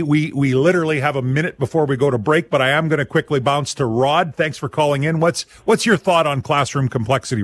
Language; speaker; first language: English; native; English